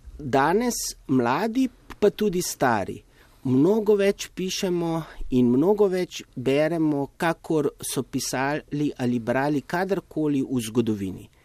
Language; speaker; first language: Slovenian; native; Slovenian